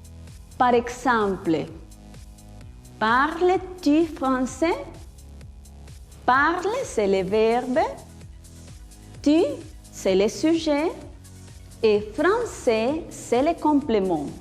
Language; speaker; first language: French; non-native, fluent; Spanish